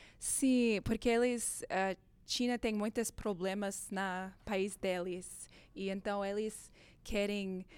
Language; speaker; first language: Portuguese; non-native, learner; Chinese